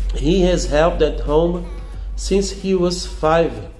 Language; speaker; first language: English; non-native, fluent; Portuguese